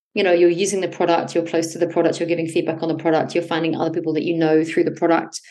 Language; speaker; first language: English; native; English